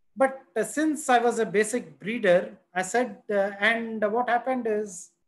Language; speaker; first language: English; non-native, local second language; Telugu